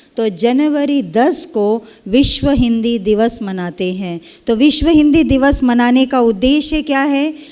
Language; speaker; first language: Hindi; non-native, local second language; Kannada